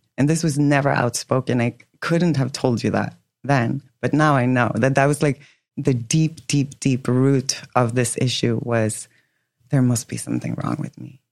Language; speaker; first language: English; non-native, fluent; Swedish